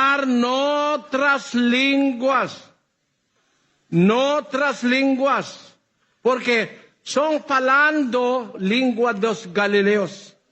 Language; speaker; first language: Portuguese; non-native, learner; Filipino